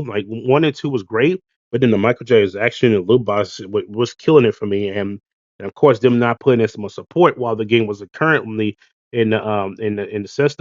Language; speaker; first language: English; native; English